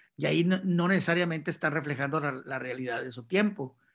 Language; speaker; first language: Spanish; native; Spanish